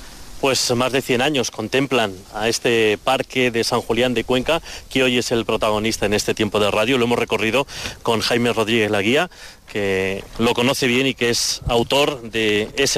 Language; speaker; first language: Spanish; native; Spanish